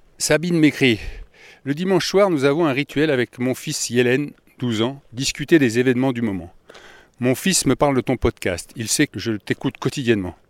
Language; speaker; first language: French; native; French